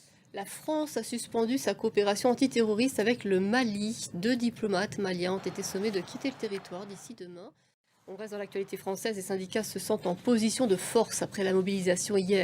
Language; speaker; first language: French; native; French